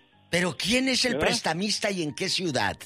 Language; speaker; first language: Spanish; native; Spanish